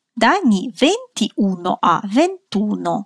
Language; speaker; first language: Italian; non-native, fluent; Russian